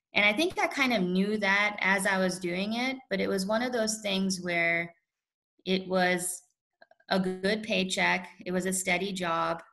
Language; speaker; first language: English; early bilingual, other home language; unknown